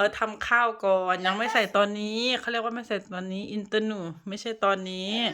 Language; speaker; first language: Thai; native; Thai